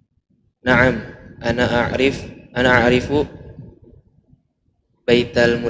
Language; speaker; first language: Arabic; non-native, learner; Indonesian